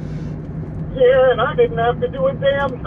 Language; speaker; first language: English; native; English